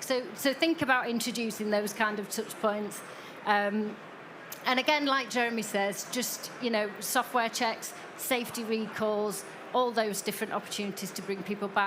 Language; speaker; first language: English; native; English